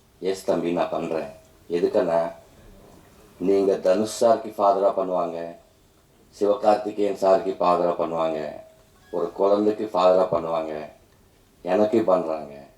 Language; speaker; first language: Tamil; non-native, local second language; Telugu